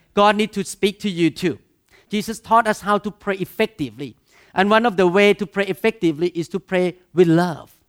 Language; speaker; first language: English; non-native, fluent; Thai